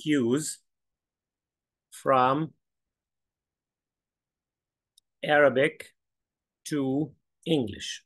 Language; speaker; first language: English; non-native, fluent; Arabic